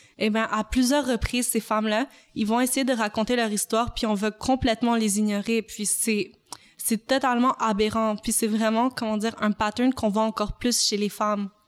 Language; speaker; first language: French; native; French